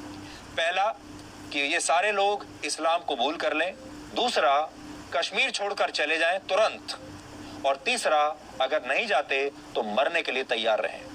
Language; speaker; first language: Hindi; native; Hindi